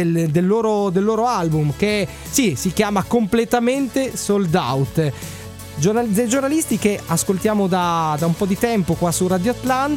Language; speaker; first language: Italian; native; Italian